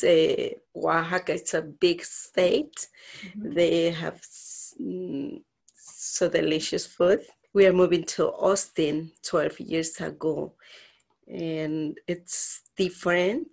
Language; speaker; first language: English; non-native, learner; Spanish